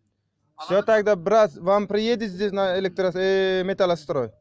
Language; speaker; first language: Russian; non-native, learner; Uzbek